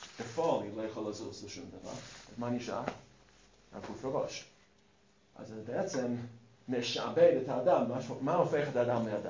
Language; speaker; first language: Hebrew; non-native, fluent; English